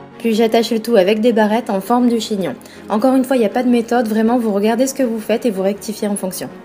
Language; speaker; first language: French; native; French